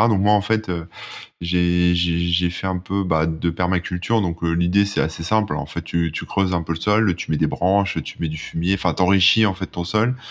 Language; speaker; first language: French; native; French